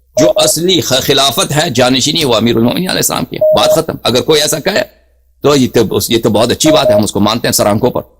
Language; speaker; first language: Urdu; native; Urdu